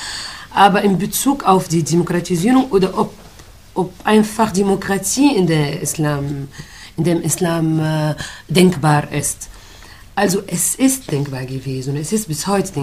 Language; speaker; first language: German; non-native, fluent; Arabic